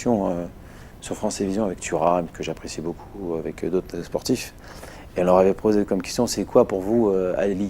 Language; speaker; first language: French; native; French